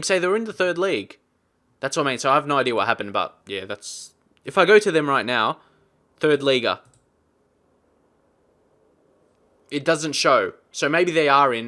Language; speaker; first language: English; native; English